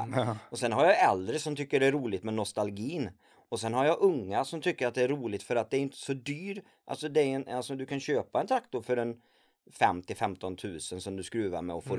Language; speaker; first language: Swedish; native; Swedish